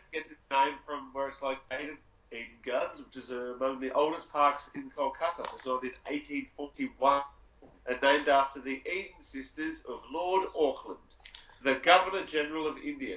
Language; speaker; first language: English; native; English